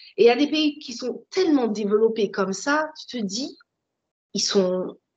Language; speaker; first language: French; native; French